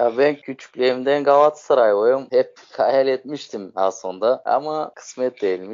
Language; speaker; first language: Turkish; native; Turkish